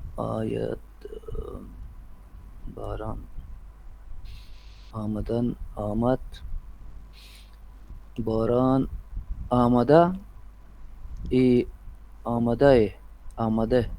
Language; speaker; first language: Persian; non-native, learner; Urdu